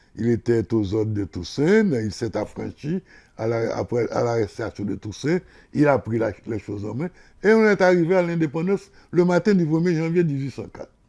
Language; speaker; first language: French; non-native, local second language; Haitian Creole